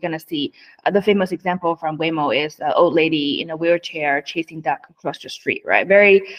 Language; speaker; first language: English; non-native, fluent; Chinese